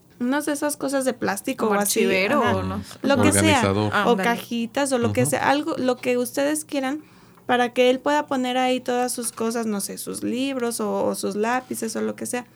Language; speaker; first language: Spanish; native; Spanish